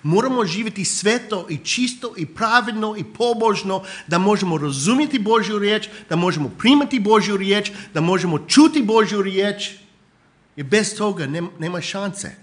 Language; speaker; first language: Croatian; non-native, fluent; English